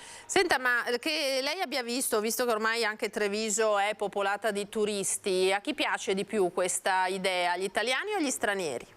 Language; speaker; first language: Italian; native; Italian